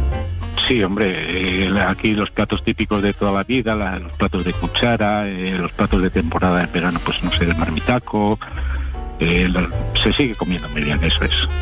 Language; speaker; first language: Spanish; native; Spanish